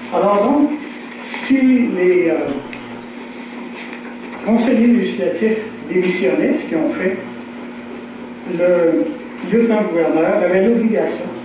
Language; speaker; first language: French; native; French